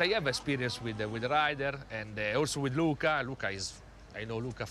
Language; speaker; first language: English; non-native, learner; Italian